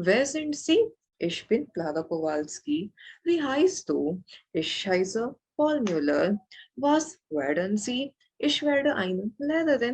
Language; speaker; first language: German; non-native, learner; Malayalam